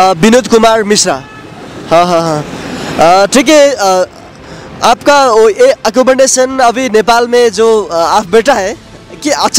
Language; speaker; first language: Hindi; non-native, local second language; Nepali